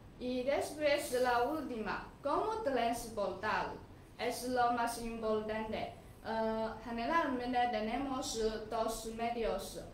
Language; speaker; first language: Spanish; non-native, learner; Chinese